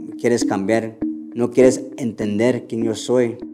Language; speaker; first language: Spanish; early bilingual, heritage; Spanish